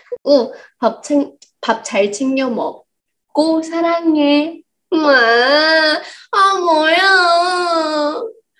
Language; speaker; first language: Korean; non-native, fluent; Thai